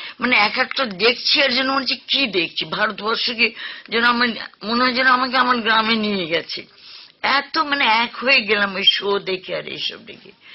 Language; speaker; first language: Bangla; native; Bangla